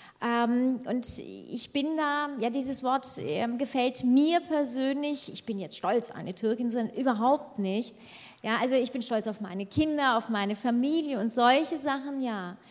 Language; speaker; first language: German; early bilingual, other home language; Turkish